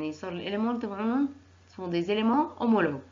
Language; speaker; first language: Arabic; native; Arabic